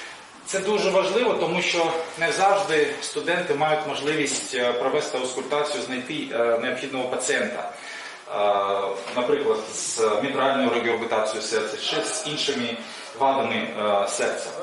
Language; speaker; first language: Ukrainian; native; Ukrainian